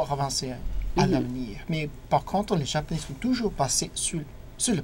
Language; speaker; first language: French; non-native, fluent; English